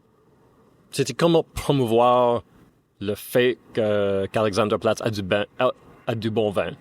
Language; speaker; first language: French; non-native, fluent; English